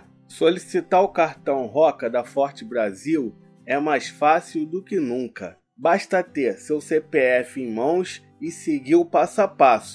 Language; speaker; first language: Portuguese; native; Portuguese